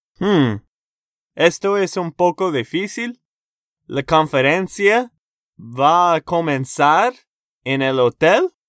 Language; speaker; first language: Spanish; non-native, fluent; English